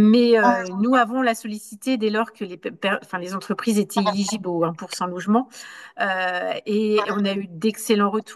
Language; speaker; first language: French; native; French